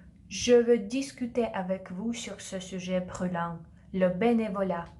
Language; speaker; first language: French; non-native, fluent; Russian